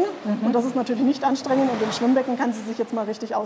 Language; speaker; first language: German; native; German